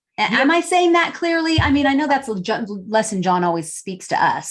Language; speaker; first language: English; native; English